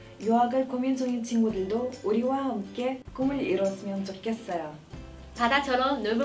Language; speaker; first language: Korean; non-native, learner; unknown